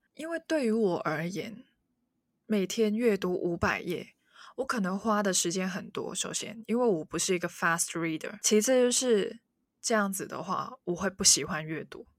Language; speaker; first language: Chinese; non-native, local second language; Cantonese